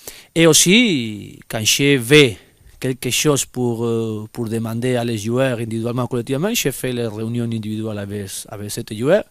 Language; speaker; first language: French; non-native, fluent; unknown